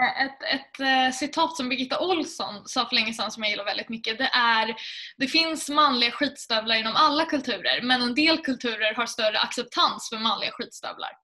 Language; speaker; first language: Swedish; native; Swedish